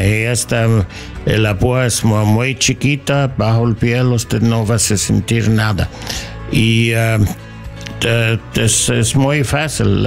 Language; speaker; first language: Spanish; non-native, learner; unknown